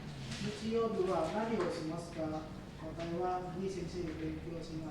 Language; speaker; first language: Japanese; non-native, learner; Indonesian